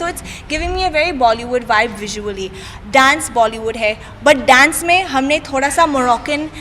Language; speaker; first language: Hindi; non-native, fluent; Arabic